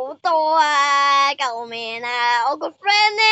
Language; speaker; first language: Chinese; native; Chinese